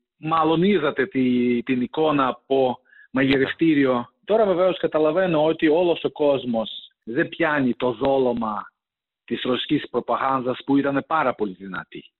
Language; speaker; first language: Greek; non-native, fluent; Ukrainian